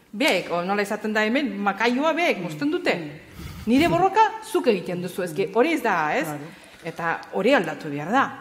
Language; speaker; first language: Basque; non-native, fluent; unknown